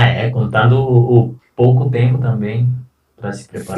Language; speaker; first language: Portuguese; non-native, fluent; Spanish